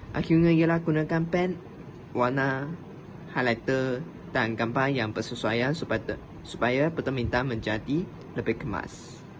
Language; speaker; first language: Malay; non-native, local second language; Chinese